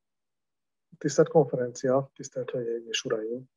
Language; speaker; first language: Hungarian; native; Hungarian